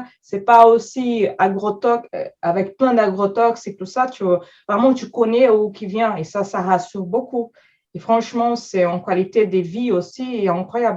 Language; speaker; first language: French; non-native, fluent; Portuguese